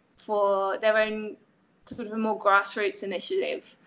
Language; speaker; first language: English; non-native, fluent; French